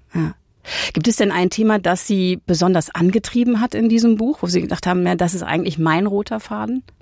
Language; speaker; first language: German; native; German